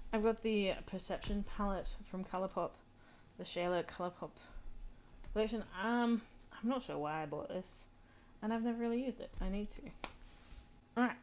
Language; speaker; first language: English; native; English